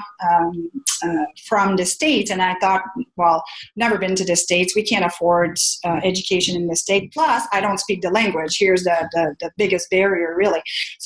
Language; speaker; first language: English; non-native, fluent; French